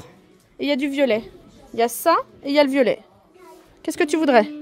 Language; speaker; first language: French; native; French